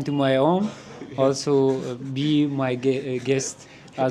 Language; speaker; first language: English; non-native, learner; Persian